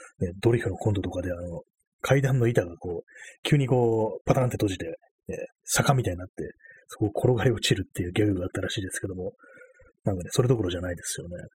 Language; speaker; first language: Japanese; native; Japanese